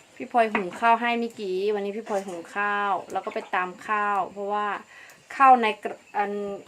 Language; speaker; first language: Thai; non-native, local second language; Karen languages